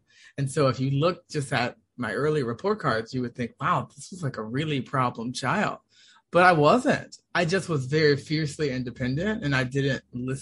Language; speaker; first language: English; native; English